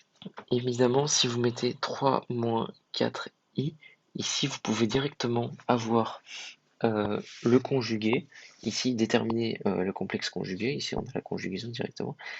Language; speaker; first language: French; native; French